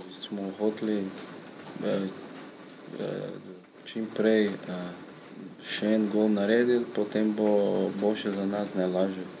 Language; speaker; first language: Slovenian; non-native, learner; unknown